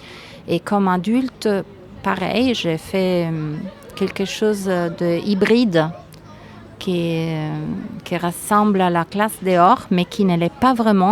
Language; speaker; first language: French; non-native, fluent; Italian